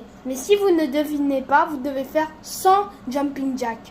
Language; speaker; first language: French; native; French